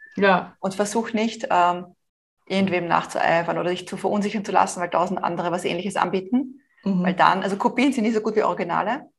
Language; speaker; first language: German; native; German